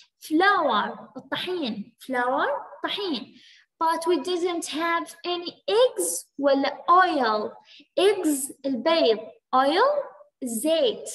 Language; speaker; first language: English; non-native, fluent; Arabic